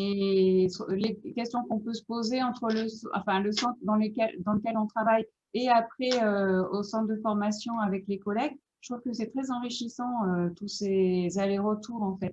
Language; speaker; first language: French; native; French